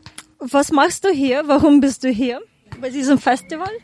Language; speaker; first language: German; non-native, fluent; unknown